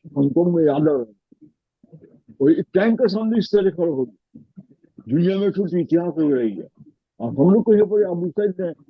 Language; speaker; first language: Hindi; non-native, fluent; Bangla